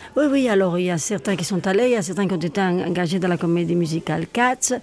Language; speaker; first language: French; non-native, fluent; Spanish